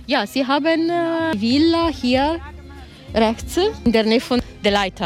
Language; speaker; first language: German; non-native, learner; Italian